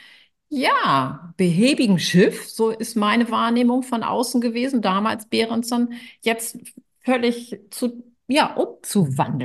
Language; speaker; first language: German; native; German